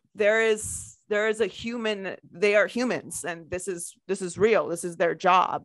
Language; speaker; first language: English; native; English